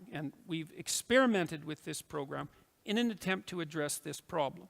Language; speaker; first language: English; native; English